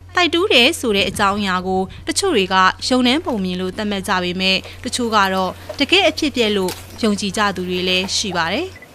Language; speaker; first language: Burmese; native; Burmese